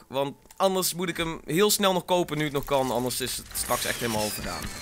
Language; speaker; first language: Dutch; native; Dutch